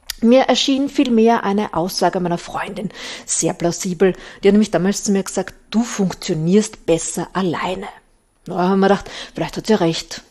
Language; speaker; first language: German; native; German